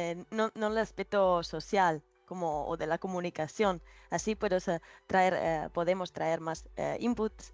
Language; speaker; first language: Spanish; non-native, fluent; Italian